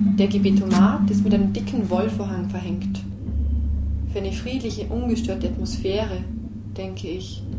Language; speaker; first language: German; non-native, fluent; Georgian